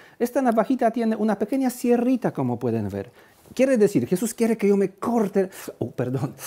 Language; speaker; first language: Spanish; non-native, fluent; Polish